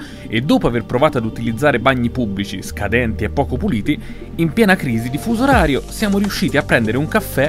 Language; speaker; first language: Italian; native; Italian